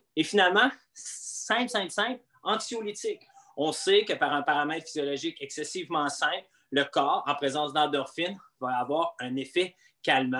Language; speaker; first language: French; native; French